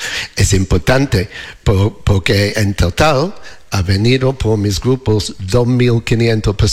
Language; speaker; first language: Spanish; non-native, learner; English